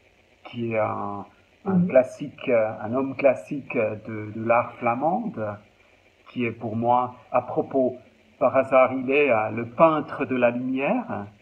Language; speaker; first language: French; non-native, local second language; German